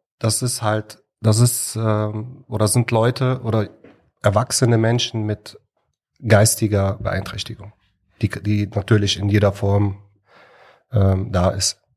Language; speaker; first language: German; early bilingual, other home language; Arabic